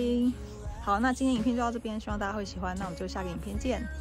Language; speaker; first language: Chinese; native; Chinese